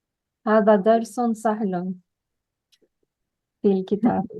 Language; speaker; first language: Arabic; non-native, learner; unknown